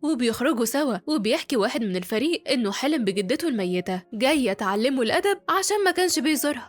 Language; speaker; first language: Arabic; native; Arabic